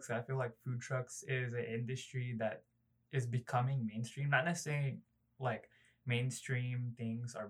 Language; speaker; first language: English; early bilingual, other home language; Cebuano